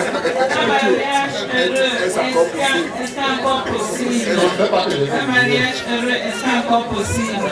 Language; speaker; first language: French; non-native, local second language; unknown